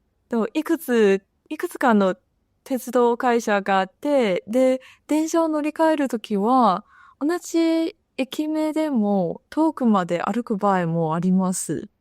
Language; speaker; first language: Japanese; non-native, fluent; Chinese